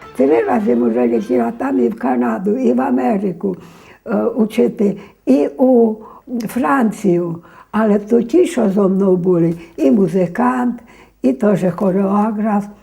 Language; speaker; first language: Ukrainian; native; Ukrainian